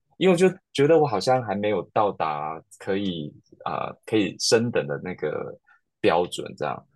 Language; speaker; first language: Chinese; native; Chinese